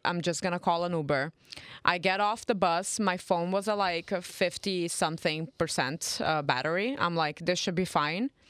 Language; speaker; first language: English; non-native, fluent; Portuguese